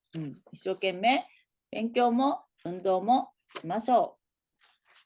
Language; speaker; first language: Japanese; native; Japanese